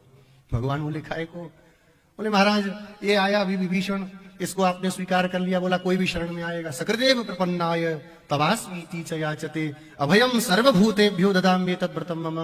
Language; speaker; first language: Hindi; native; Hindi